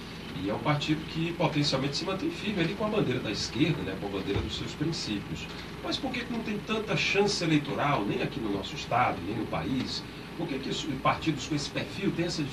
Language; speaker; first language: Portuguese; native; Portuguese